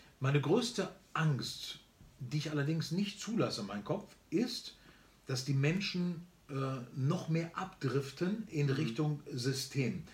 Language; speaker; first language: German; early bilingual, other home language; Spanish